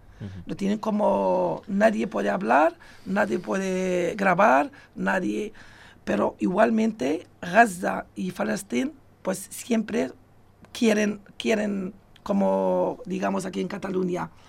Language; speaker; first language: Spanish; non-native, fluent; Arabic